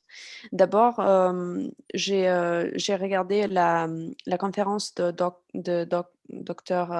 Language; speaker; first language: French; non-native, fluent; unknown